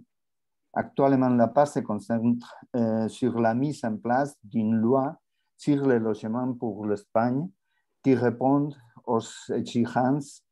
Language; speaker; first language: French; non-native, learner; Spanish